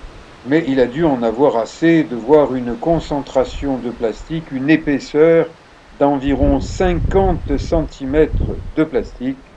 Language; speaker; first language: French; native; French